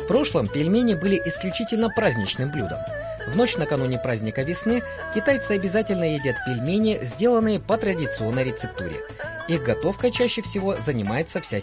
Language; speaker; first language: Russian; native; Russian